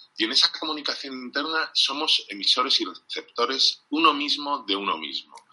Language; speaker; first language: Spanish; non-native, fluent; English